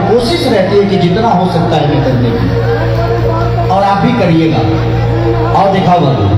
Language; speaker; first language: Hindi; non-native, local second language; Bhojpuri